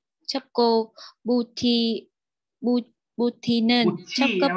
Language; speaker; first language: Korean; non-native, learner; Vietnamese